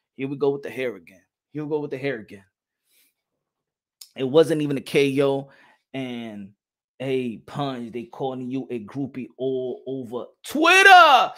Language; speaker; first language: English; early bilingual, other home language; Spanish